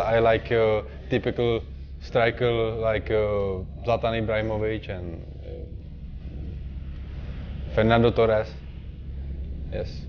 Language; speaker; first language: English; non-native, learner; Czech